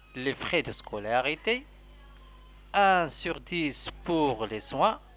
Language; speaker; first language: French; non-native, local second language; Arabic